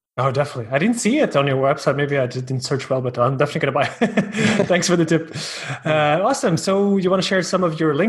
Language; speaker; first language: English; non-native, fluent; Portuguese